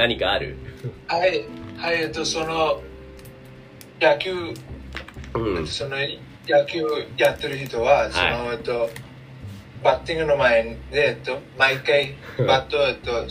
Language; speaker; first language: Japanese; non-native, learner; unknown